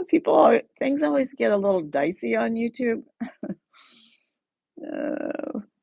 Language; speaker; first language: English; native; English